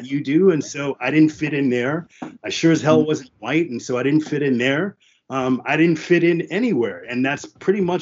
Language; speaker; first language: English; early bilingual, other home language; French